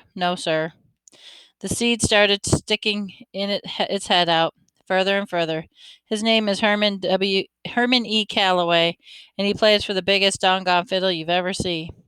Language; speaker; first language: English; native; English